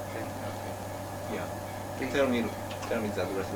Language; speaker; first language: English; non-native, learner; Japanese